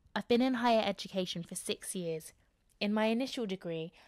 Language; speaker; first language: English; native; English